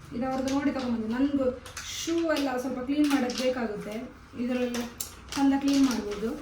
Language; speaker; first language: Kannada; non-native, local second language; Tulu